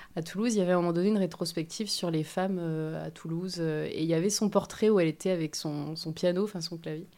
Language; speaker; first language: French; native; French